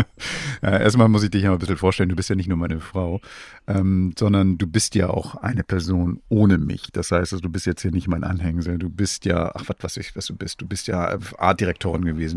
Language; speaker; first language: German; native; German